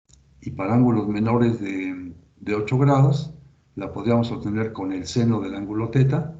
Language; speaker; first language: Spanish; native; Spanish